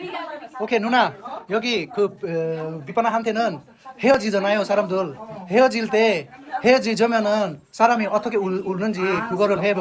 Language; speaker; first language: Korean; non-native, fluent; Nepali